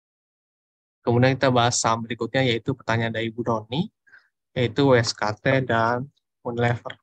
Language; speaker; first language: Indonesian; native; Indonesian